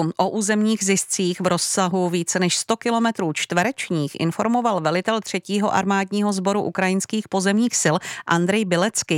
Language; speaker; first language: Czech; native; Czech